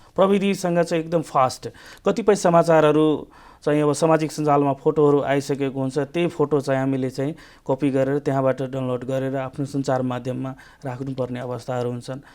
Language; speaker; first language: Nepali; non-native, local second language; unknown